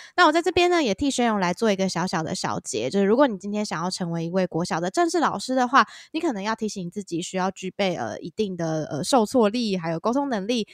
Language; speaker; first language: Chinese; native; Chinese